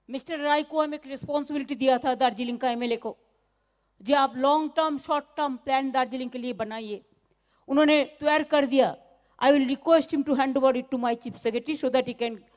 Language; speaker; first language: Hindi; non-native, local second language; Bangla